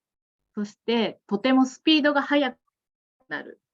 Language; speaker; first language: Japanese; native; Japanese